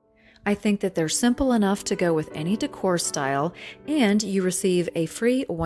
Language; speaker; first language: English; native; English